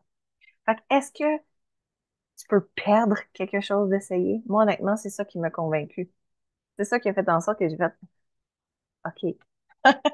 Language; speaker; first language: French; native; French